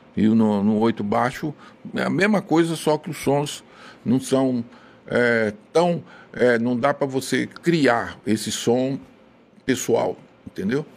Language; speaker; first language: Portuguese; native; Portuguese